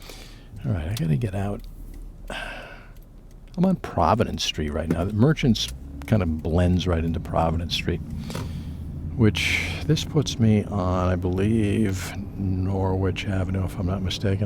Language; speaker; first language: English; native; English